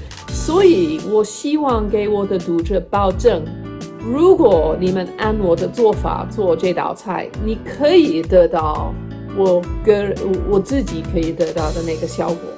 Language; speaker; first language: Chinese; non-native, fluent; English